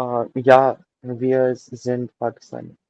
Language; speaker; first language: German; non-native, learner; Urdu